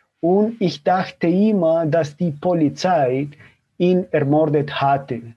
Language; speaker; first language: German; non-native, fluent; Spanish